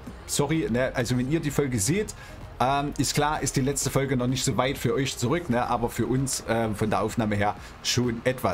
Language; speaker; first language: German; native; German